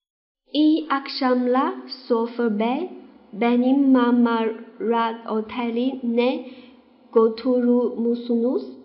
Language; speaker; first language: Turkish; non-native, fluent; Chinese